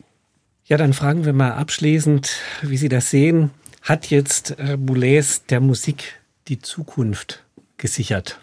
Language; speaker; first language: German; native; German